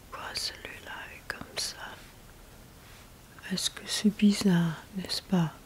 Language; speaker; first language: French; non-native, learner; Chinese